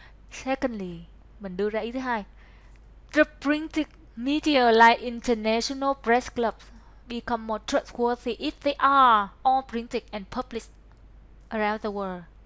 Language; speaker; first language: English; non-native, learner; Vietnamese